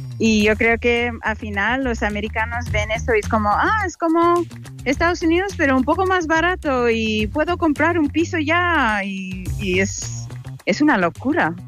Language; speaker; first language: Spanish; non-native, fluent; English